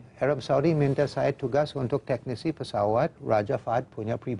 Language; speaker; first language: Indonesian; non-native, fluent; English